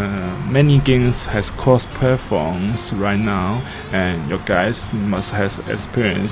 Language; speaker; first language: English; non-native, learner; Chinese